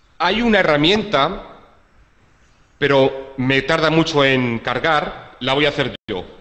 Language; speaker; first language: Spanish; native; Spanish